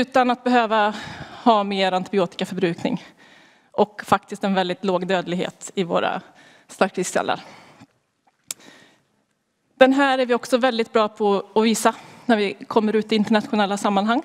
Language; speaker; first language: Swedish; native; Swedish